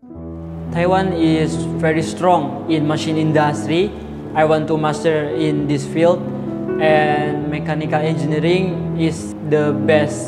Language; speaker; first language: English; non-native, learner; Indonesian